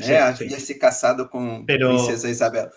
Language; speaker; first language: Spanish; non-native, learner; Portuguese